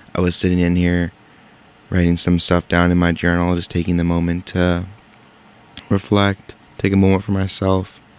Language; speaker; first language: English; native; English